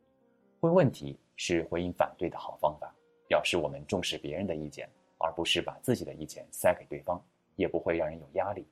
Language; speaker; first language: Chinese; native; Chinese